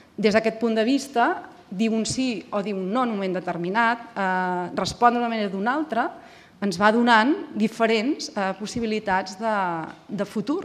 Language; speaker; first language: Catalan; native; Catalan